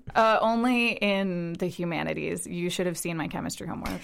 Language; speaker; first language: English; early bilingual, other home language; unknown